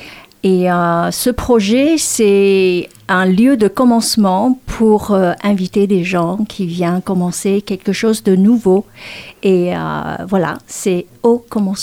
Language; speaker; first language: French; non-native, fluent; Chinese